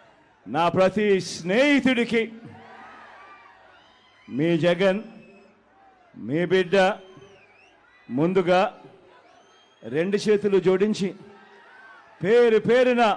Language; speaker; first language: Telugu; native; Telugu